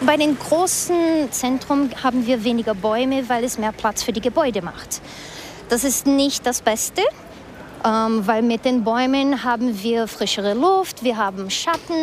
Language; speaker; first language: German; early bilingual, other home language; Portuguese